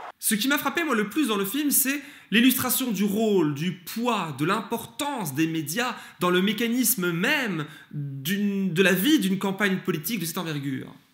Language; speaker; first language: French; early bilingual, other home language; Turkish